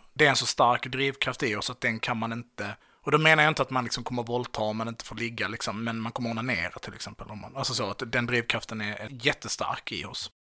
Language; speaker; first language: Swedish; native; Swedish